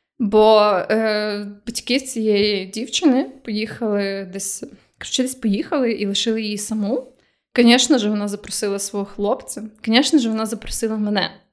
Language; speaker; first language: Ukrainian; native; Ukrainian